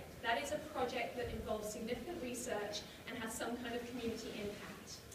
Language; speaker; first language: English; native; English